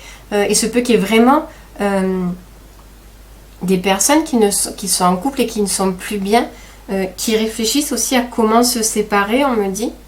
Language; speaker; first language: French; native; French